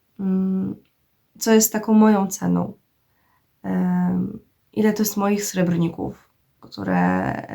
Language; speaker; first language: Polish; native; Polish